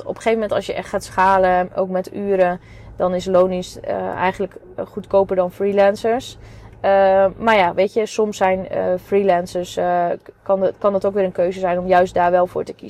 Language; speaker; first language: Dutch; native; Dutch